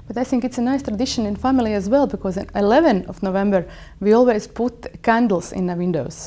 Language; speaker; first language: English; non-native, fluent; Latvian